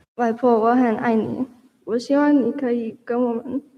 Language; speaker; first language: Chinese; early bilingual, heritage; Chinese